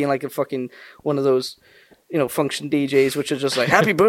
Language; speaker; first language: English; native; English